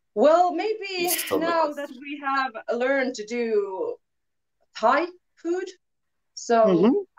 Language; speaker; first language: English; non-native, learner; Finnish